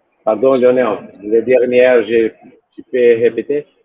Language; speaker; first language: French; non-native, fluent; Portuguese